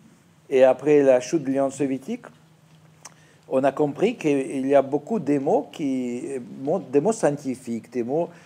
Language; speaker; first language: French; non-native, fluent; Russian